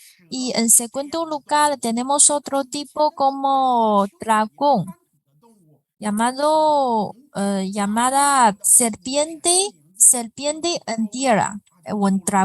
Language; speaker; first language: Spanish; non-native, fluent; Chinese